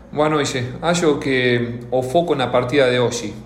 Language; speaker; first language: Portuguese; non-native, learner; Spanish